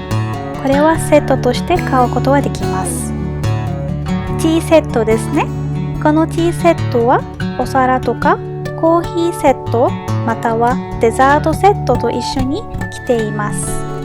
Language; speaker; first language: Japanese; non-native, fluent; Arabic